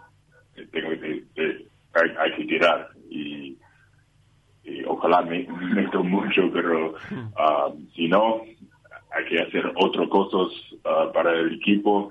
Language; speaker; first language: Spanish; non-native, learner; English